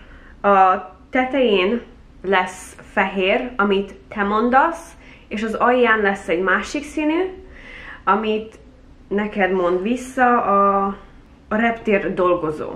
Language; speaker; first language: Hungarian; early bilingual, heritage; Hungarian